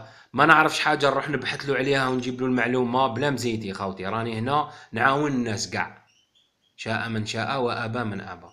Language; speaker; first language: Arabic; native; Arabic